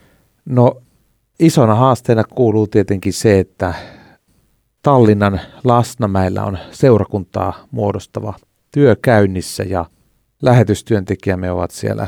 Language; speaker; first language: Finnish; native; Finnish